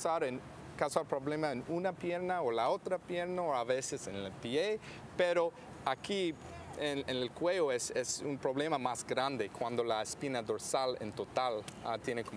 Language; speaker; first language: Spanish; non-native, fluent; English